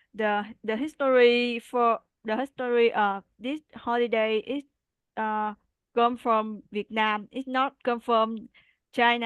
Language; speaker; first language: English; non-native, learner; Vietnamese